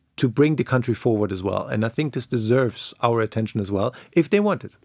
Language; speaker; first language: English; non-native, fluent; German